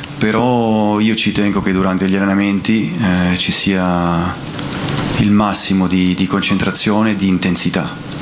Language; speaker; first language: Italian; native; Italian